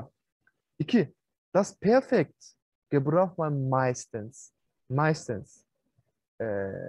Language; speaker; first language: German; non-native, fluent; Turkish